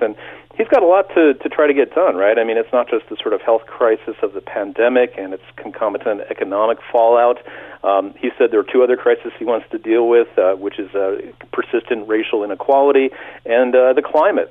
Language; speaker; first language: English; native; English